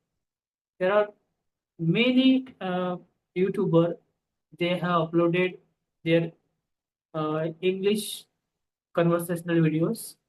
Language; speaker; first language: English; non-native, local second language; Marathi